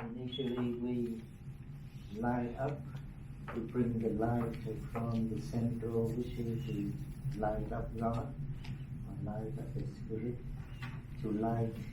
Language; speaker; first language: English; non-native, learner; Vietnamese